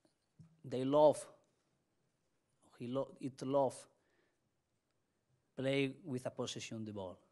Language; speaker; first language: English; non-native, learner; Spanish